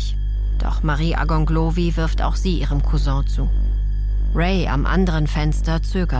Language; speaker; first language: German; native; German